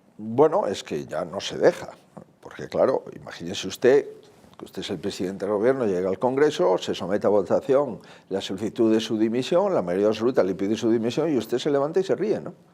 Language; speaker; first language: Spanish; native; Spanish